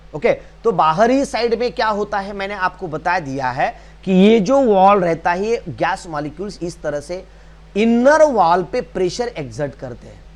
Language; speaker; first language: Hindi; non-native, local second language; Marathi